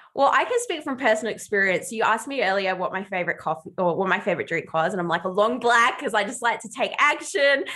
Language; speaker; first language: English; native; English